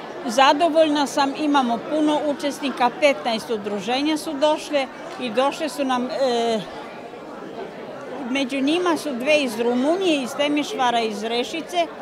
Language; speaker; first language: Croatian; non-native, local second language; Romanian